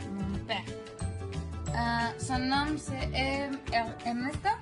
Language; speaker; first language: French; non-native, learner; Spanish